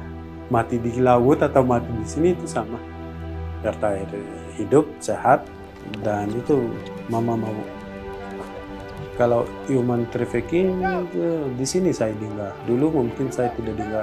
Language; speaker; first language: Indonesian; non-native, learner; Persian